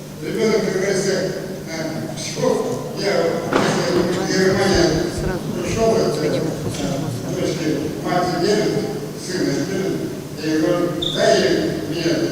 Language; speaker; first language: Russian; non-native, local second language; Kazakh